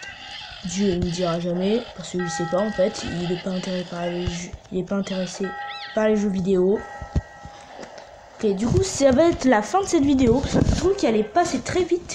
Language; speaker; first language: French; native; French